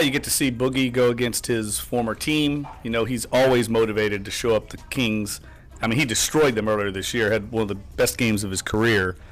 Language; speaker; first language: English; native; English